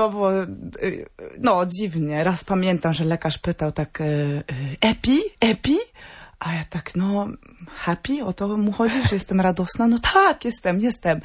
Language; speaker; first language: Polish; non-native, fluent; Norwegian